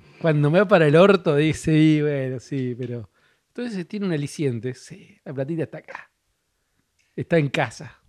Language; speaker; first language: Spanish; native; Spanish